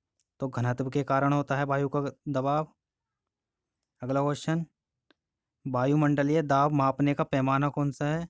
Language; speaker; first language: Hindi; native; Hindi